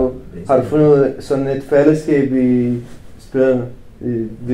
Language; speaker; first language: Danish; non-native, fluent; Romanian